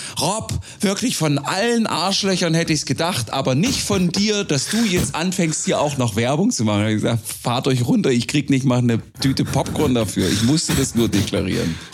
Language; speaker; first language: German; native; German